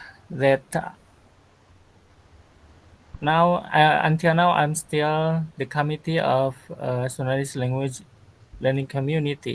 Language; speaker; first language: English; non-native, learner; Sundanese